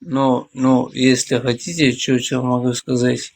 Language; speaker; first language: Russian; non-native, local second language; Uzbek